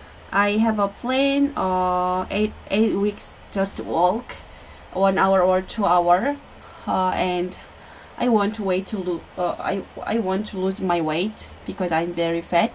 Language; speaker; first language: English; non-native, learner; Korean